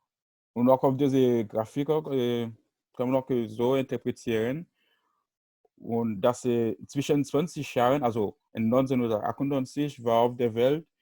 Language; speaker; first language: German; non-native, learner; Haitian Creole